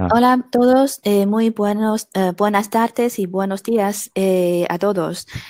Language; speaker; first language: Spanish; non-native, fluent; Chinese